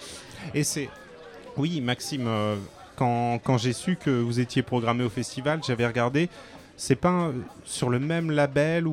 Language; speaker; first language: French; native; French